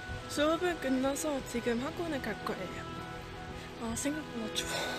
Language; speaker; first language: Korean; non-native, learner; Dutch